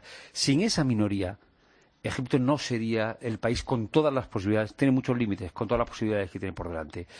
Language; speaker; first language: Spanish; native; Spanish